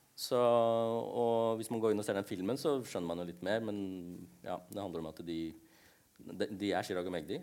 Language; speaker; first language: Norwegian; early bilingual, other home language; Tamil